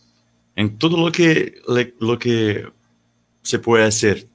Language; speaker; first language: Spanish; non-native, learner; Portuguese